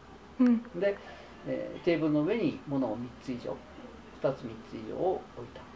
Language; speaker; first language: Japanese; native; Japanese